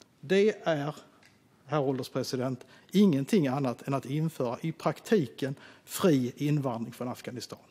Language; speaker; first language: Swedish; native; Swedish